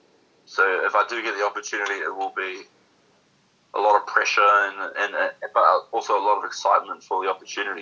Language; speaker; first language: English; native; English